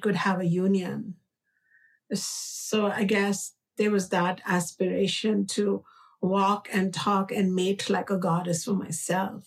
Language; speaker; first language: English; non-native, local second language; Hindi